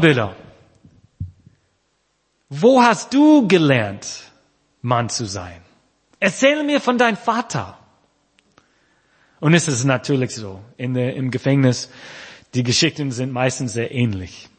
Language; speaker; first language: German; non-native, fluent; English